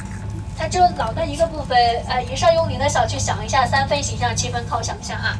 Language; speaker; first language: Chinese; native; Chinese